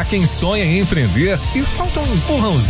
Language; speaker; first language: Portuguese; native; Portuguese